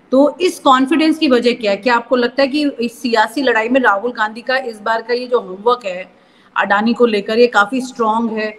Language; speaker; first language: Hindi; native; Hindi